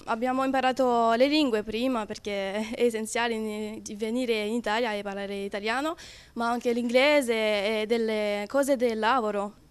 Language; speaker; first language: Italian; non-native, learner; French